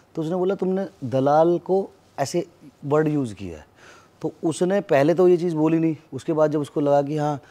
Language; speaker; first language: Hindi; native; Hindi